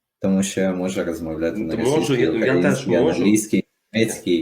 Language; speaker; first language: Ukrainian; non-native, local second language; Russian